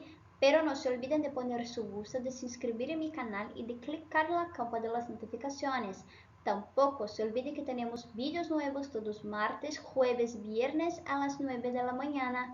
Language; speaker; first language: Spanish; non-native, fluent; Portuguese